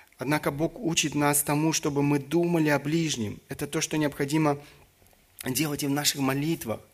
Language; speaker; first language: Russian; early bilingual, other home language; German